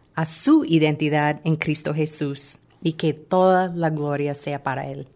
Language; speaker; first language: Spanish; non-native, fluent; English